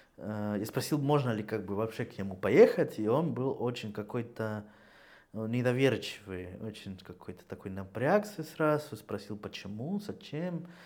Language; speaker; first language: Russian; non-native, fluent; Spanish